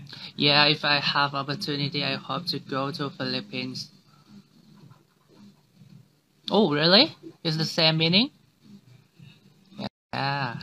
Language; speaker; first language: English; non-native, learner; Thai